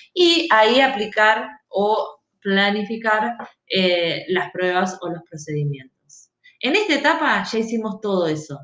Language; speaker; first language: Spanish; native; Spanish